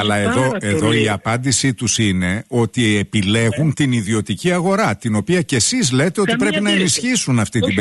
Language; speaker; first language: Greek; native; Greek